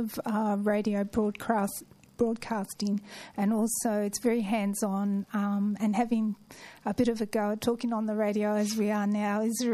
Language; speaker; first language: English; native; English